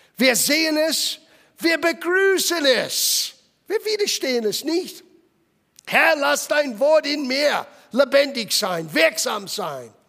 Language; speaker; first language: German; non-native, fluent; English